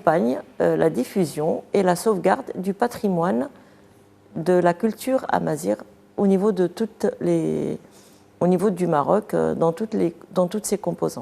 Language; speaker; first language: French; non-native, local second language; Arabic